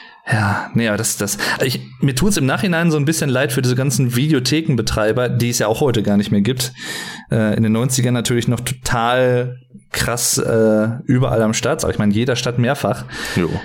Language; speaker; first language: German; native; German